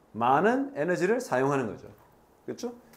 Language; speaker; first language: Korean; native; Korean